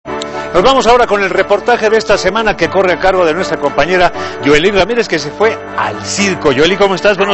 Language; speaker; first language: Spanish; native; Spanish